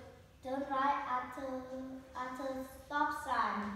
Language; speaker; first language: English; non-native, learner; Vietnamese